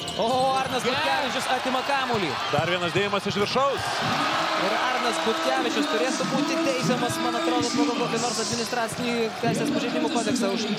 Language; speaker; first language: Lithuanian; native; Lithuanian